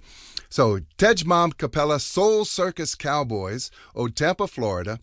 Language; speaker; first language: Czech; non-native, learner; English